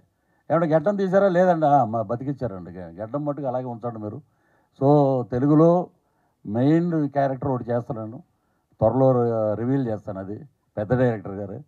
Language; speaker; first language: Telugu; native; Telugu